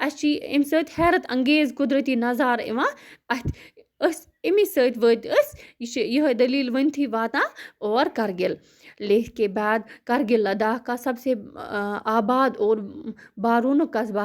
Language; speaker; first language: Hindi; non-native, local second language; Kashmiri